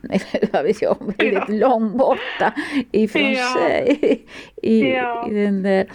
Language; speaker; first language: Swedish; non-native, fluent; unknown